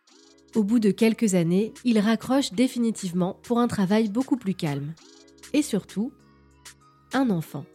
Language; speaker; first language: French; native; French